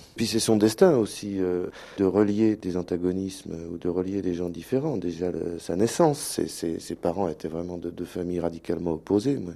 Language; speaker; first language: French; native; French